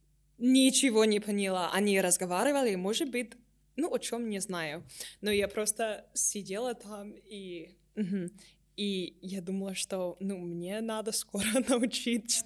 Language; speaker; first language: Russian; non-native, learner; English